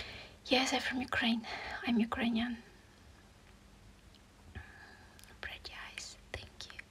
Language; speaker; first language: English; non-native, learner; Ukrainian